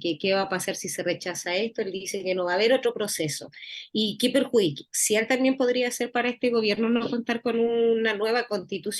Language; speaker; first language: Spanish; native; Spanish